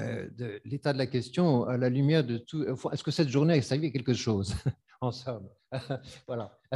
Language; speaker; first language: French; native; French